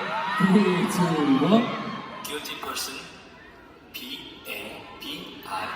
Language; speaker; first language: English; non-native, learner; Korean